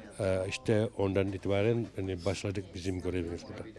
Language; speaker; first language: Turkish; non-native, learner; Malay